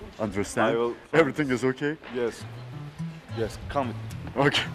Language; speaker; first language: English; non-native, learner; Turkish